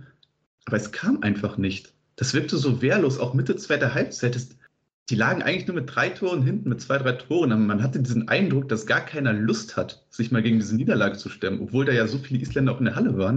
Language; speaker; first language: German; native; German